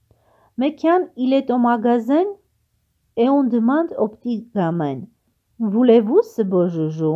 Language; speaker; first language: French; non-native, fluent; Armenian